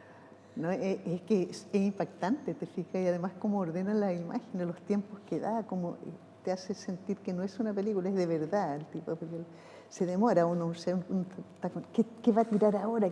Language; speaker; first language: Spanish; native; Spanish